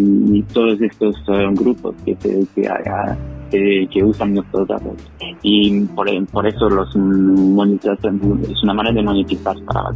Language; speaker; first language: Spanish; non-native, fluent; French